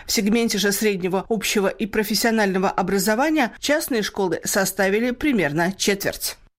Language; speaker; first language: Russian; native; Russian